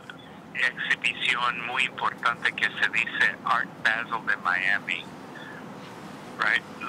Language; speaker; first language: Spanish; non-native, learner; English